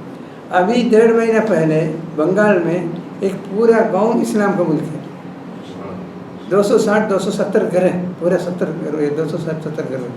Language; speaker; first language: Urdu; non-native, local second language; Malayalam